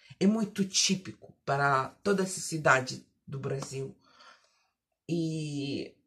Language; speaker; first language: Portuguese; early bilingual, heritage; Portuguese